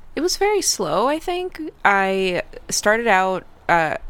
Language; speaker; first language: English; early bilingual, other home language; Russian